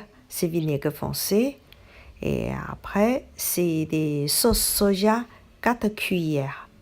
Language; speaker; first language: French; non-native, learner; Chinese